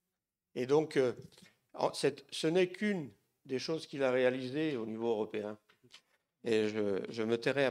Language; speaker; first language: French; native; French